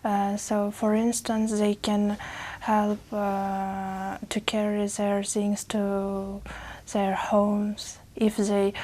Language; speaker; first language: English; non-native, learner; Uzbek